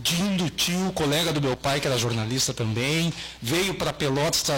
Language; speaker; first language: Portuguese; native; Portuguese